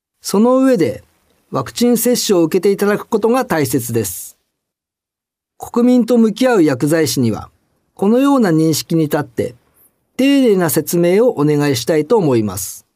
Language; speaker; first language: Japanese; native; Japanese